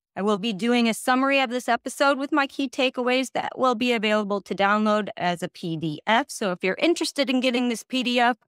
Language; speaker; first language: English; native; English